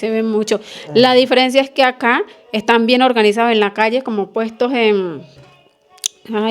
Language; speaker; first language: Spanish; native; Spanish